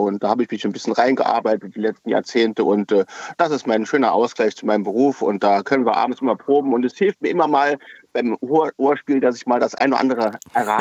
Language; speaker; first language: German; native; German